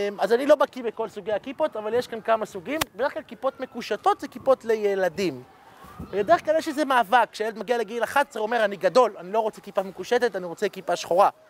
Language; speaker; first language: Hebrew; early bilingual, other home language; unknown